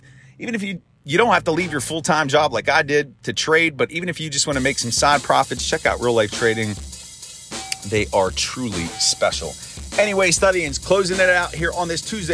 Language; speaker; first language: English; native; English